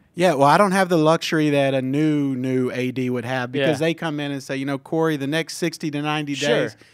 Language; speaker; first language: English; native; English